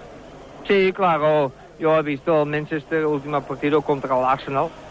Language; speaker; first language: Spanish; non-native, learner; Dutch